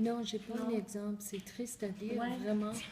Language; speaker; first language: French; non-native, fluent; English